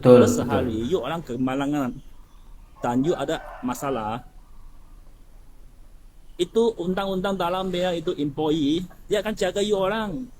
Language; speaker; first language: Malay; non-native, local second language; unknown